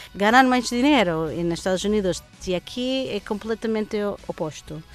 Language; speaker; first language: Portuguese; non-native, learner; English